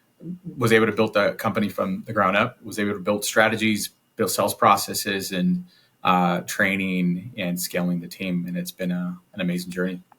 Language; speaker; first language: English; native; English